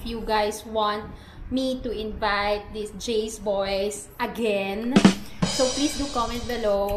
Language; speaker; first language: English; non-native, local second language; Filipino